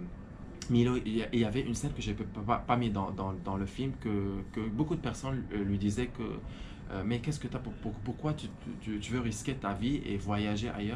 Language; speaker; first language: French; non-native, fluent; Arabic